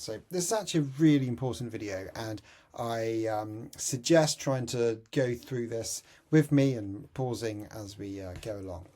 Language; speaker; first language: English; native; English